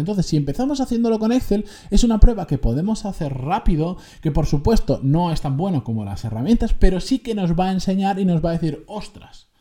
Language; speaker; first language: Spanish; native; Spanish